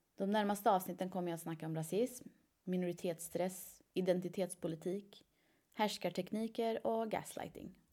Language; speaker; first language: Swedish; early bilingual, other home language; Persian